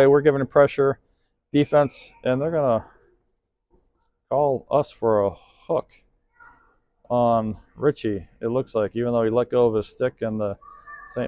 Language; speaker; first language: English; native; English